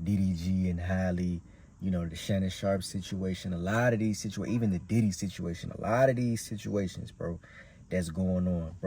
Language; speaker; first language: English; native; English